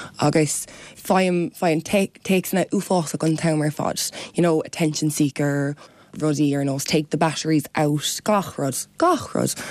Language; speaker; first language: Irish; non-native, local second language; English